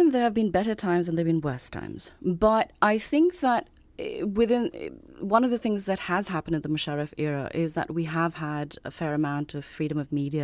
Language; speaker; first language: English; non-native, local second language; Urdu